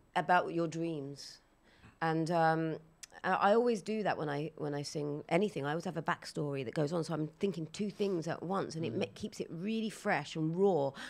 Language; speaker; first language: English; native; English